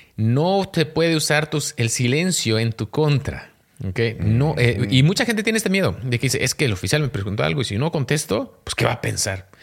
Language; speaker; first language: Spanish; native; Spanish